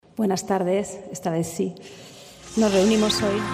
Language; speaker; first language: Spanish; native; Spanish